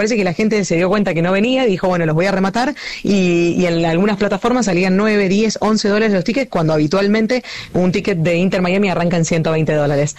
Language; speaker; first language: Spanish; native; Spanish